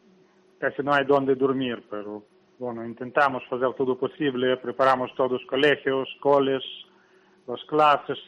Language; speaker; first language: Spanish; non-native, learner; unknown